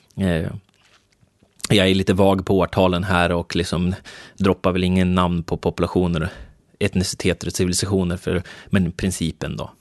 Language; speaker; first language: Swedish; native; Swedish